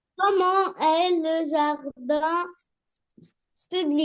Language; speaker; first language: French; non-native, learner; Arabic